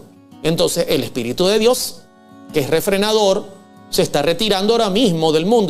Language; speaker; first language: Spanish; native; Spanish